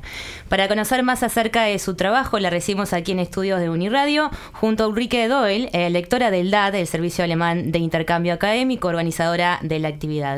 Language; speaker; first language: Spanish; native; Spanish